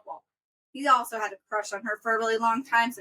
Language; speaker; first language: English; native; English